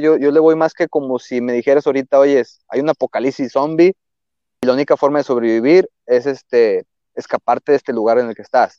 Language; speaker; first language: Spanish; native; Spanish